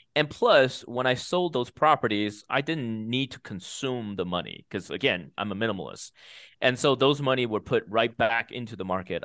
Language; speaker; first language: English; early bilingual, other home language; Chinese